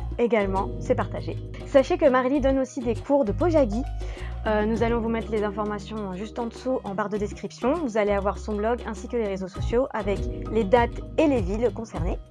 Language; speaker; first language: French; native; French